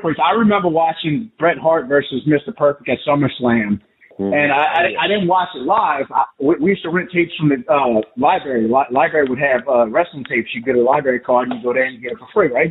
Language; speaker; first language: English; native; English